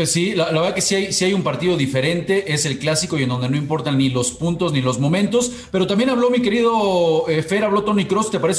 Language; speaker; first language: Spanish; native; Spanish